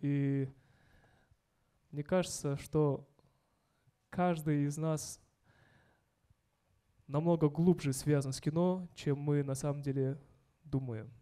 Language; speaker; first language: Russian; non-native, local second language; Kazakh